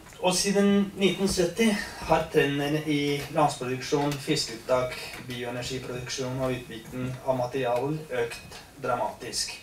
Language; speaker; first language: Norwegian; non-native, fluent; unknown